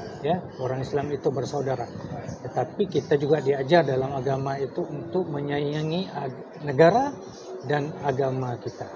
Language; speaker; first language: Malay; native; Malay